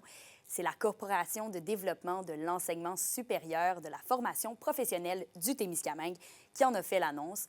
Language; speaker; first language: French; native; French